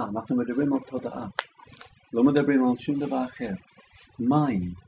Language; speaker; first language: Hebrew; non-native, fluent; English